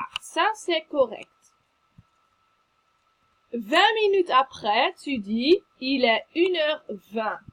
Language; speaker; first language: French; non-native, fluent; Dutch